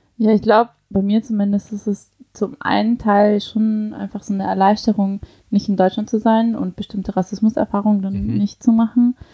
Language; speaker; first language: German; early bilingual, other home language; Chinese